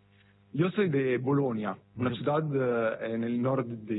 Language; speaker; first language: Spanish; non-native, fluent; Italian